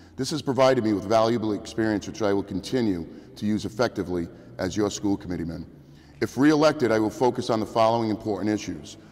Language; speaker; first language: English; native; English